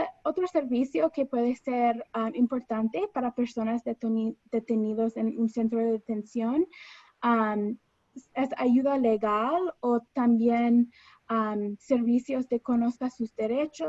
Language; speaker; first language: Spanish; non-native, fluent; English